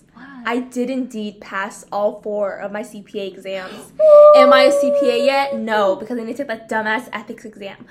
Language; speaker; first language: English; early bilingual, other home language; Vietnamese